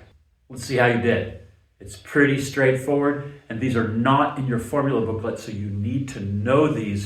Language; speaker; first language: English; native; English